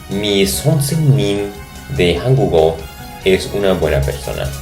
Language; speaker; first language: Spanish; non-native, fluent; English